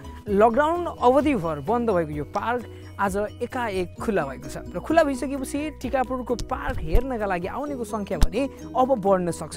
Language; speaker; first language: Nepali; native; Nepali